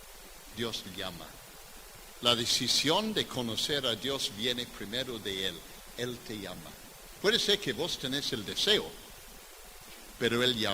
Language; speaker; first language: Spanish; non-native, fluent; English